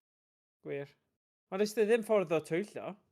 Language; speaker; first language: Welsh; native; Welsh